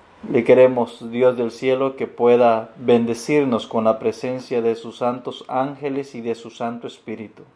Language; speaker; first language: Spanish; native; Spanish